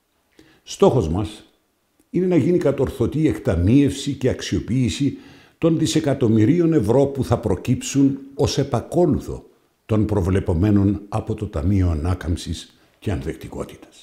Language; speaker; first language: Greek; native; Greek